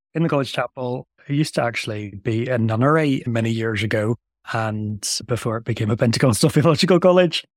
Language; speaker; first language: English; native; English